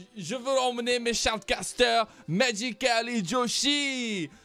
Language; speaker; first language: French; non-native, learner; English